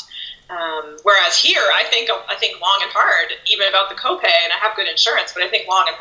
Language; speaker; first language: English; native; English